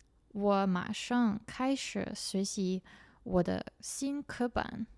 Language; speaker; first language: Chinese; non-native, learner; English